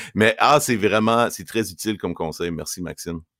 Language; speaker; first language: French; native; French